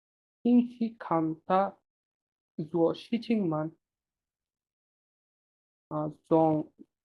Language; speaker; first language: Chinese; non-native, learner; Bangla